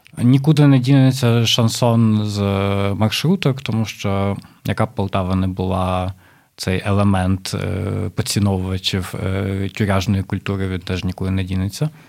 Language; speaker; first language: Ukrainian; non-native, local second language; Russian